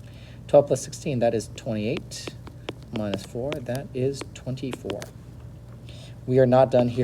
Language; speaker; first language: English; native; English